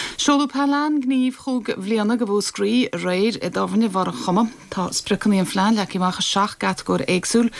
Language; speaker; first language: Irish; native; Irish